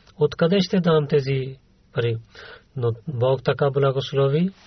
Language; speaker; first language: Bulgarian; non-native, learner; Urdu